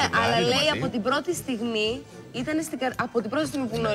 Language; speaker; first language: Greek; native; Greek